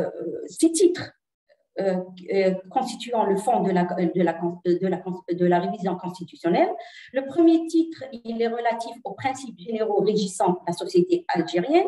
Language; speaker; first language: French; non-native, local second language; Arabic